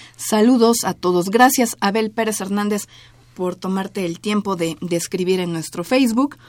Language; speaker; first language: Spanish; native; Spanish